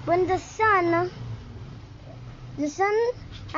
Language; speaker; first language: English; non-native, local second language; Filipino